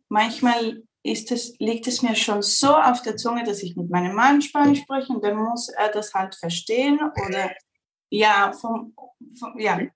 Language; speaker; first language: German; early bilingual, heritage; Spanish